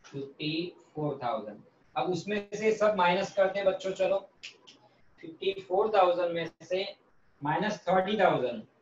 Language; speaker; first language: Hindi; non-native, local second language; Gujarati